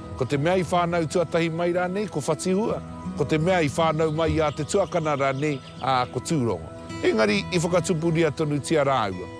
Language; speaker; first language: Māori; native; Māori